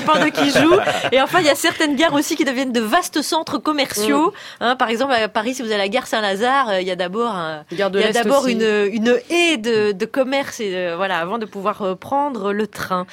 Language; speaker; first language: French; native; French